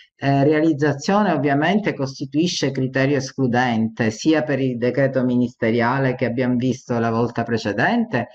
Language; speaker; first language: Italian; native; Italian